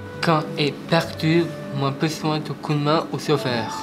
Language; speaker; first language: French; native; French